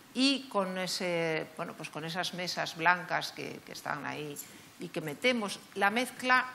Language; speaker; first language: Spanish; native; Spanish